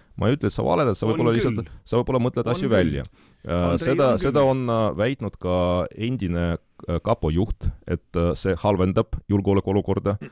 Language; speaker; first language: Estonian; non-native, local second language; Russian